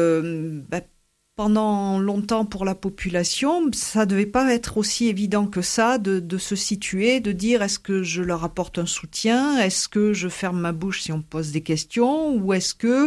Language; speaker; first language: French; native; French